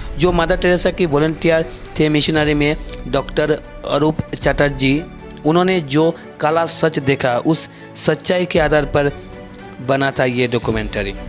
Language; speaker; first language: Hindi; non-native, local second language; Bangla